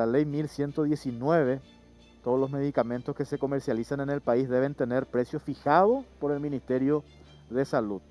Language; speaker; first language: Spanish; native; Spanish